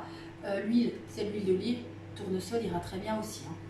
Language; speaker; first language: French; native; French